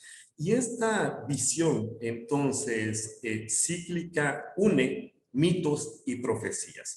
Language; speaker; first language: Spanish; non-native, local second language; Yucateco